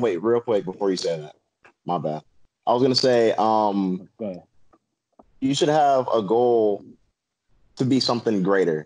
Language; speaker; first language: English; native; English